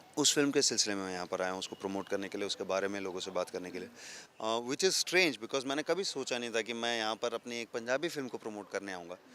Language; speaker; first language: Hindi; non-native, local second language; Telugu